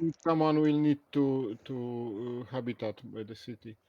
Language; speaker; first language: English; non-native, learner; Polish